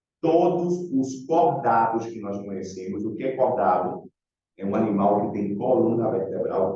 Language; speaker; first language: Portuguese; native; Portuguese